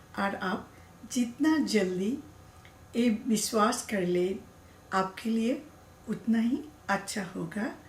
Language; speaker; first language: Hindi; non-native, learner; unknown